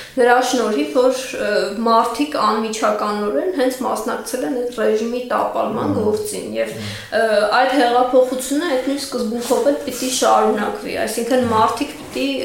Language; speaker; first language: Armenian; native; Armenian